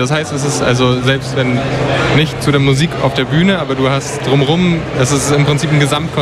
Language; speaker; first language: German; native; German